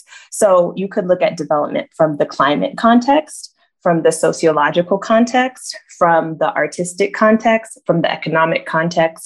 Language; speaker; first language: English; native; English